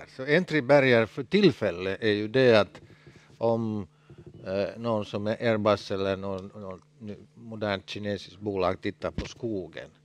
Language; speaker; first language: Swedish; non-native, local second language; Finnish